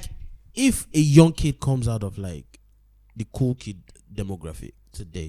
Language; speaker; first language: English; non-native, local second language; Yoruba